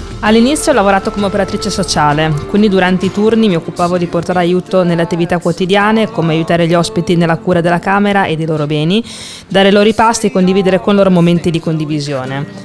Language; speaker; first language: Italian; native; Italian